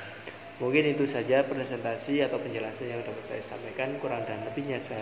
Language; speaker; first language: Indonesian; native; Indonesian